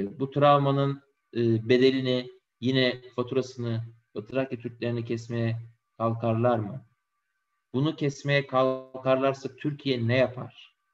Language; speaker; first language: Turkish; native; Turkish